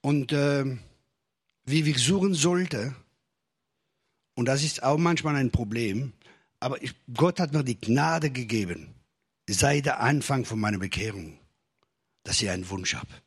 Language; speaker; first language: German; non-native, fluent; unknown